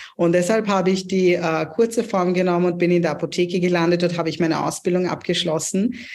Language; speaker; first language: German; non-native, fluent; Urdu